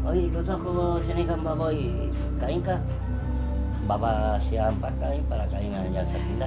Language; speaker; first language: Filipino; non-native, learner; Spanish